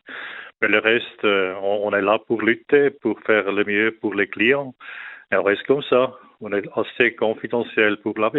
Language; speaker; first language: French; non-native, local second language; German